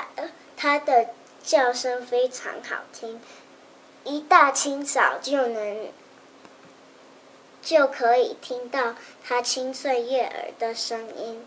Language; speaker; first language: Chinese; native; Chinese